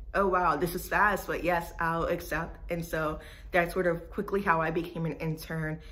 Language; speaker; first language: English; native; English